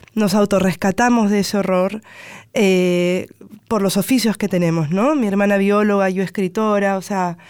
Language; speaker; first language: Spanish; native; Spanish